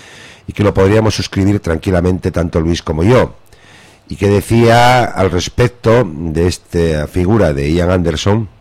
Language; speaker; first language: Spanish; native; Spanish